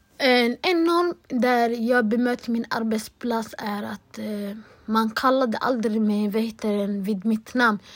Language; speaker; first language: Swedish; early bilingual, other home language; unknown